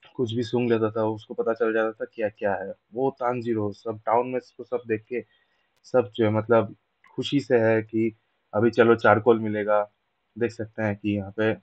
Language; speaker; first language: Hindi; non-native, local second language; Bangla